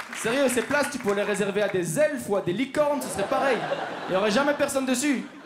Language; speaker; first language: French; native; French